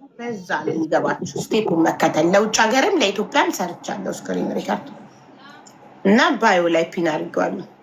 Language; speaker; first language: Amharic; native; Amharic